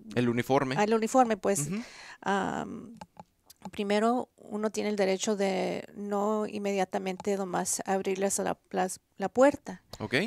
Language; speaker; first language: Spanish; early bilingual, heritage; Spanish